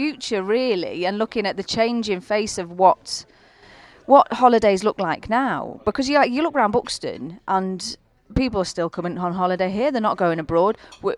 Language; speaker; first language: English; native; English